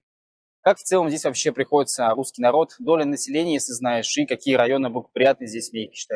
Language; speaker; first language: Russian; native; Russian